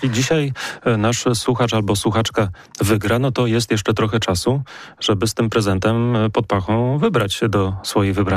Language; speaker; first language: Polish; native; Polish